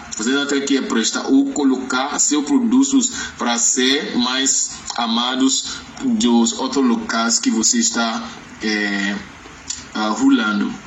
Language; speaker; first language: Portuguese; non-native, learner; Yoruba